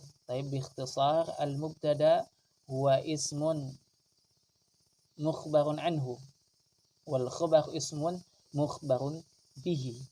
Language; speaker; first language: Arabic; non-native, fluent; Indonesian